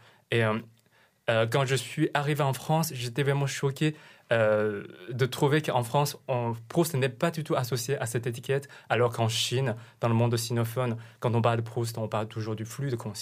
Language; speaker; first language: French; non-native, fluent; Chinese